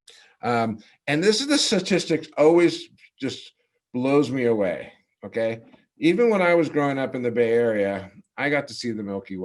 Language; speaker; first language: English; native; English